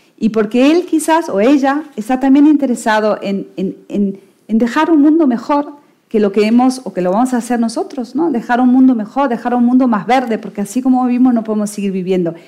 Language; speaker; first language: Spanish; non-native, fluent; German